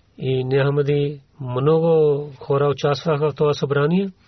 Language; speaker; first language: Bulgarian; non-native, learner; Urdu